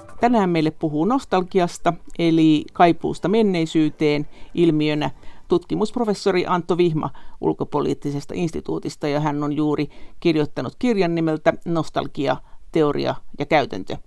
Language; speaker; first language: Finnish; native; Finnish